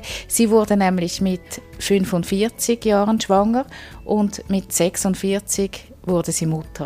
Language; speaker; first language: German; native; German